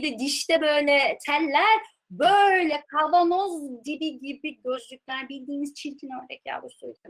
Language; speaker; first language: Turkish; early bilingual, heritage; Turkish